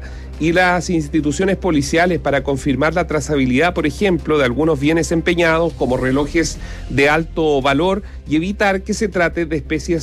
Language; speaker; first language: Spanish; native; Spanish